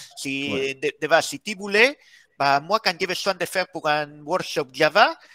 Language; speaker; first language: French; non-native, fluent; Spanish